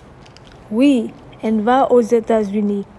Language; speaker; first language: French; non-native, learner; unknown